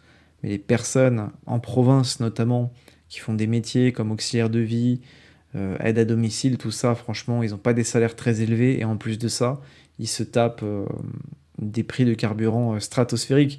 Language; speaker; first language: French; native; French